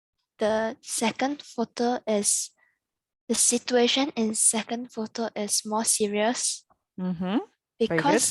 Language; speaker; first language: English; non-native, learner; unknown